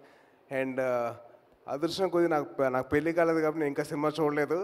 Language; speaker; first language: Telugu; native; Telugu